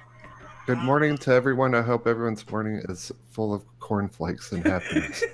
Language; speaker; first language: English; native; English